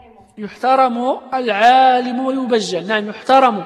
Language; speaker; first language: Arabic; native; Arabic